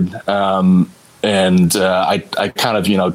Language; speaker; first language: English; native; English